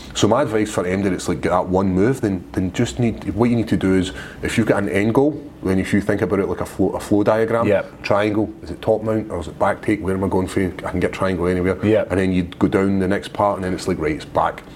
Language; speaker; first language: English; native; English